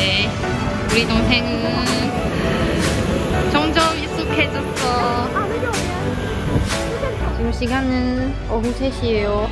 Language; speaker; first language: Korean; non-native, learner; Chinese